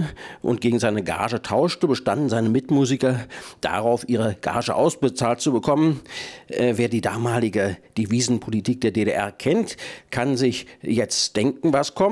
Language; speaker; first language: German; native; German